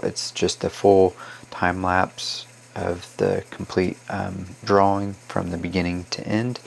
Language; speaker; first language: English; native; English